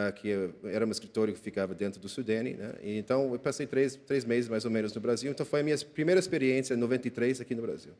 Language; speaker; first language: Portuguese; non-native, fluent; English